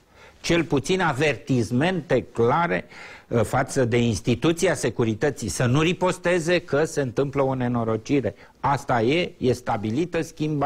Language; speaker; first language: Romanian; native; Romanian